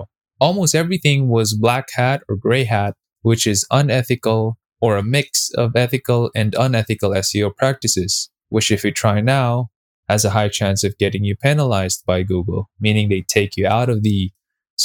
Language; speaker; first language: English; non-native, local second language; Filipino